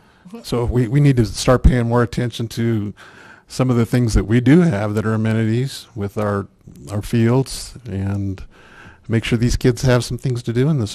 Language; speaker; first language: English; native; English